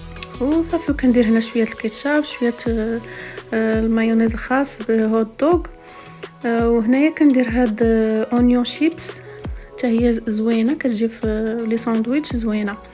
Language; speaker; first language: Arabic; native; Arabic